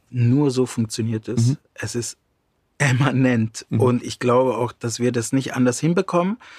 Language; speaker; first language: German; early bilingual, other home language; Romany